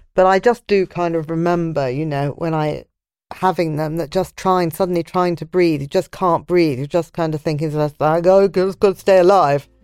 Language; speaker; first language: English; native; English